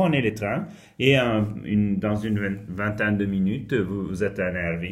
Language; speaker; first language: French; non-native, fluent; Italian